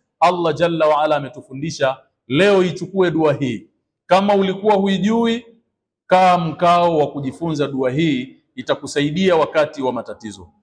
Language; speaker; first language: Swahili; native; Swahili